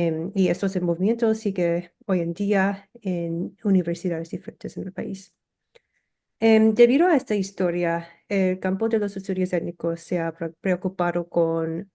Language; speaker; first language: Spanish; early bilingual, heritage; English